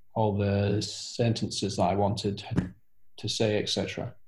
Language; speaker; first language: English; native; English